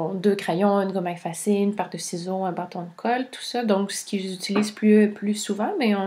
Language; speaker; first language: French; native; French